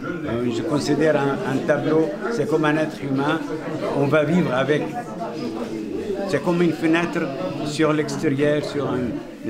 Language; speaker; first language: French; non-native, fluent; Arabic